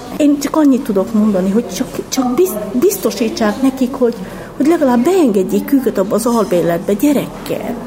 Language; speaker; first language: Hungarian; native; Hungarian